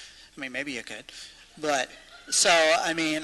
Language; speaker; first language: English; native; English